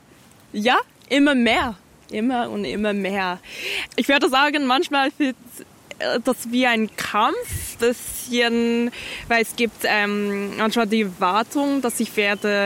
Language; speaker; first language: German; non-native, fluent; English